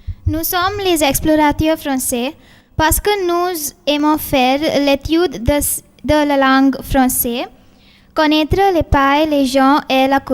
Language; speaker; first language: French; non-native, learner; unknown